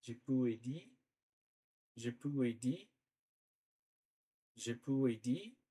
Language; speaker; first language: French; non-native, learner; Portuguese